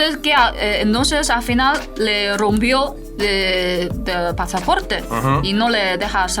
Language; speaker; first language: Spanish; non-native, fluent; Chinese